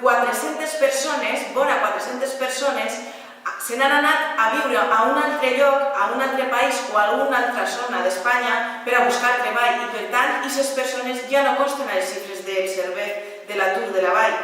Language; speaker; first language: Catalan; native; Catalan